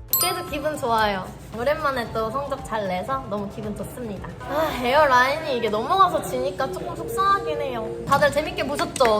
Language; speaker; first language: Korean; native; Korean